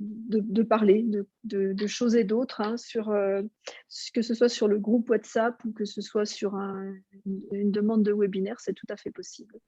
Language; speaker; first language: French; native; French